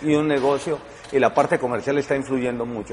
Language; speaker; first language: Spanish; native; Spanish